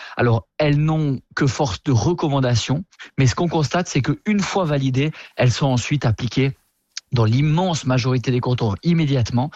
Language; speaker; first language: French; native; French